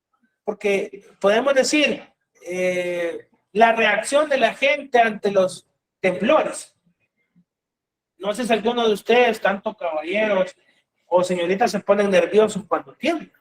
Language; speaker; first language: Spanish; native; Spanish